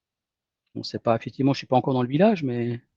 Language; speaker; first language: French; native; French